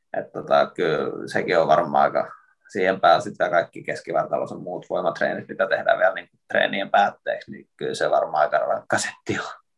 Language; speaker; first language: Finnish; native; Finnish